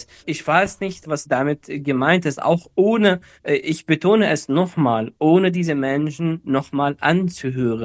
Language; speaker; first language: German; non-native, fluent; Arabic